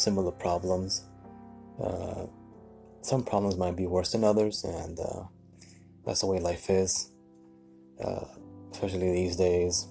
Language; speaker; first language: English; native; English